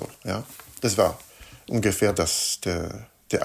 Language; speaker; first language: German; non-native, fluent; French